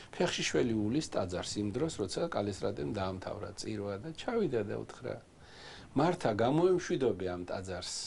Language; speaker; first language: Georgian; native; Georgian